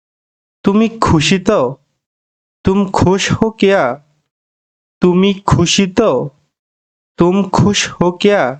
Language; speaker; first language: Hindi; non-native, fluent; Bangla